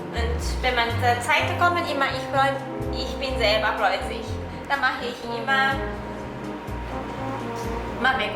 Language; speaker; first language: German; non-native, learner; Japanese